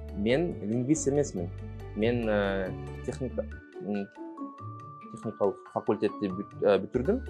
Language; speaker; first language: Kyrgyz; non-native, local second language; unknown